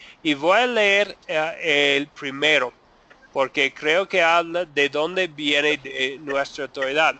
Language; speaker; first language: Spanish; non-native, fluent; English